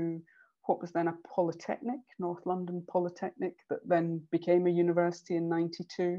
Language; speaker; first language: English; native; English